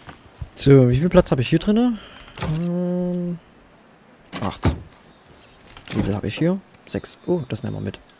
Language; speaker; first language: German; native; German